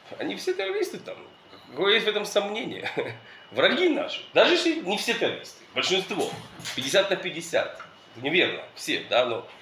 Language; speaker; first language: Russian; early bilingual, heritage; Russian